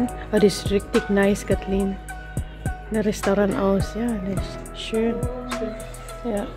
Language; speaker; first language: German; non-native, learner; Cebuano